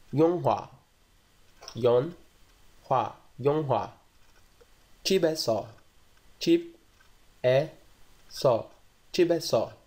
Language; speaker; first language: Korean; non-native, fluent; Portuguese